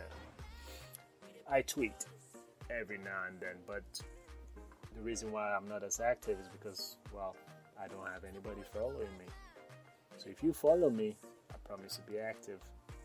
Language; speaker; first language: English; non-native, local second language; Krio